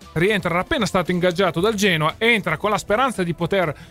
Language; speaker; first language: Italian; native; Italian